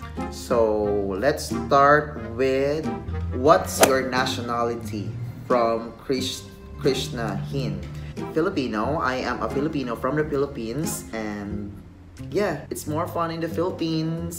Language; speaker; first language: English; non-native, local second language; Filipino